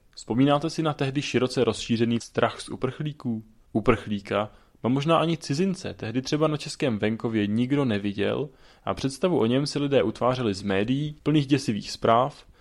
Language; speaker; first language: Czech; native; Czech